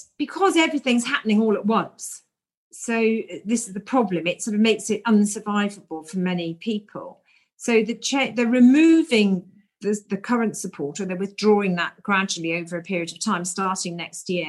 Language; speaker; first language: English; native; English